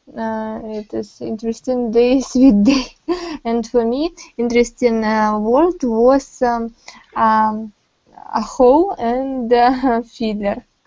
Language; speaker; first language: English; non-native, learner; Russian